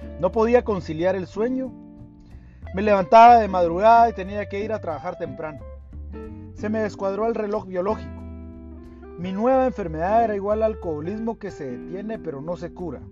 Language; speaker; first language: Spanish; native; Spanish